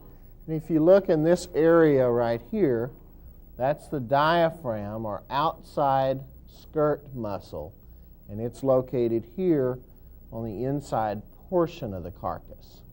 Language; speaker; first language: English; native; English